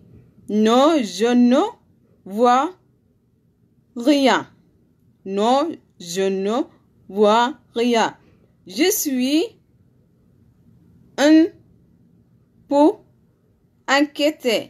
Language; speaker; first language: French; non-native, learner; Arabic